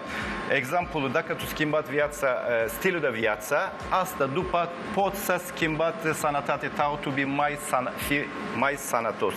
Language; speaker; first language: Romanian; non-native, learner; Turkish